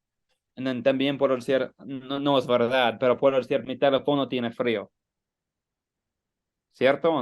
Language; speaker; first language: Spanish; non-native, learner; English